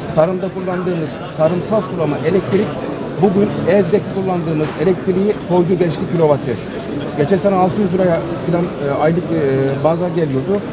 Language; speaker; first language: Turkish; native; Turkish